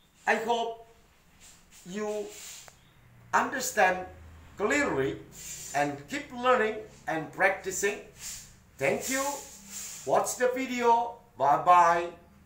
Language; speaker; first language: English; non-native, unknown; Indonesian